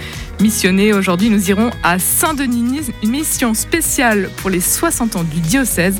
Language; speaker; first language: French; native; French